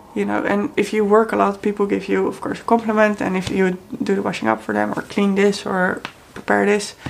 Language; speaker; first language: English; non-native, fluent; Dutch